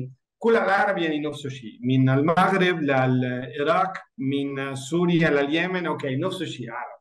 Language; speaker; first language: Arabic; non-native, learner; Spanish